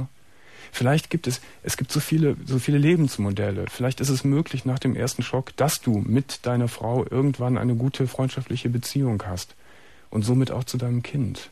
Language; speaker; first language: German; native; German